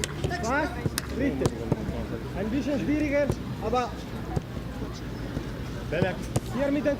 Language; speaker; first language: German; non-native, learner; Italian